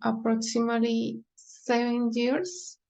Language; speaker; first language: English; non-native, learner; Spanish